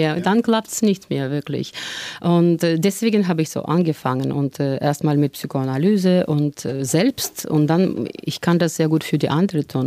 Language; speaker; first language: German; non-native, fluent; Russian